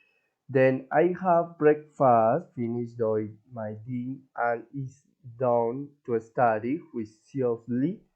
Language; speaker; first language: English; non-native, learner; Spanish